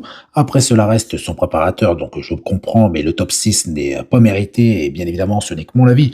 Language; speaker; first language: French; native; French